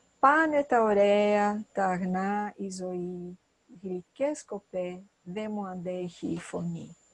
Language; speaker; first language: Greek; early bilingual, heritage; Portuguese